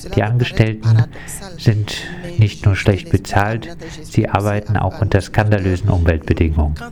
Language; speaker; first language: German; non-native, fluent; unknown